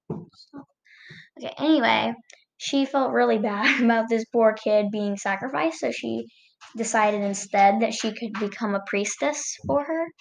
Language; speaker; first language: English; native; English